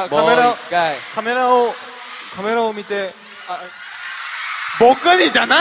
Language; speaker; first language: Japanese; non-native, fluent; Korean